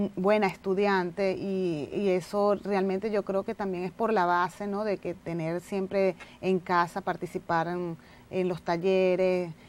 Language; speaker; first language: Spanish; native; Spanish